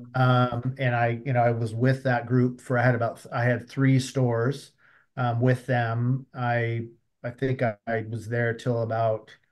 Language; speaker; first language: English; native; English